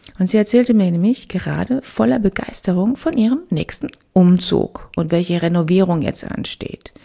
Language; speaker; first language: German; native; German